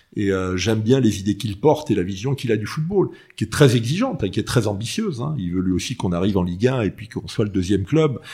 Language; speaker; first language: French; native; French